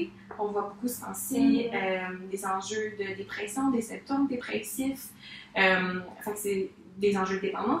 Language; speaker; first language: French; native; French